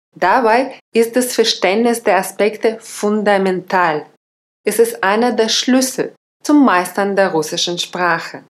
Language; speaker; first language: German; non-native, fluent; Russian